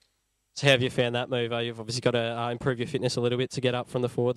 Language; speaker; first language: English; native; English